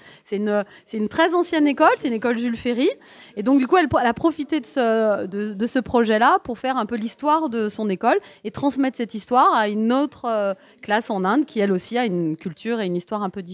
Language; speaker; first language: French; native; French